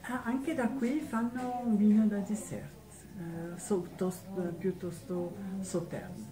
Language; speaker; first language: Italian; non-native, local second language; German